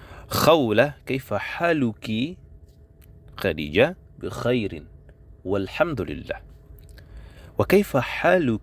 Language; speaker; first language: Arabic; non-native, fluent; Indonesian